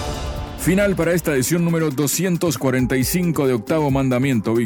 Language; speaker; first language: Spanish; native; Spanish